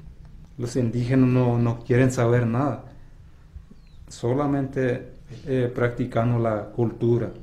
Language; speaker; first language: Spanish; non-native, local second language; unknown